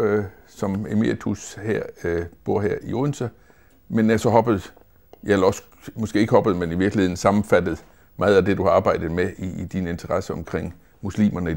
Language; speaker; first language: Danish; native; Danish